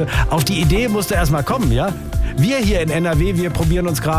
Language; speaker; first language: German; native; German